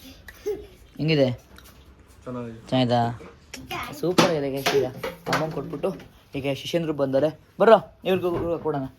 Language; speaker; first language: Kannada; native; Kannada